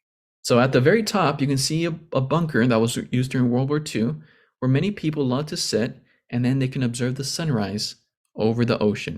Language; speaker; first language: English; native; English